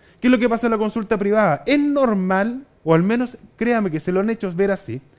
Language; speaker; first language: Spanish; native; Spanish